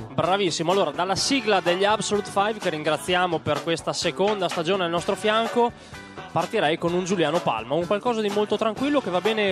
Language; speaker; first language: Italian; native; Italian